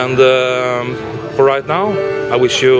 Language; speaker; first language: English; non-native, fluent; Norwegian